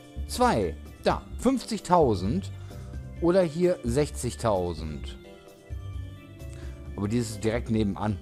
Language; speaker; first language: German; native; German